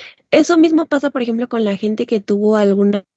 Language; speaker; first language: Spanish; native; Spanish